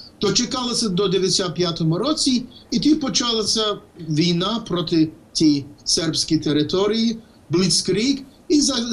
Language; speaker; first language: Ukrainian; early bilingual, heritage; Ukrainian